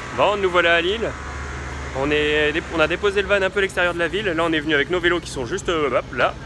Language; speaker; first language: French; native; French